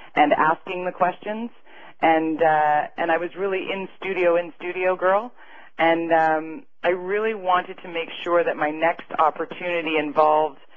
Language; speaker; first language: English; native; English